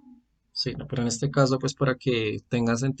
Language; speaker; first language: Spanish; native; Spanish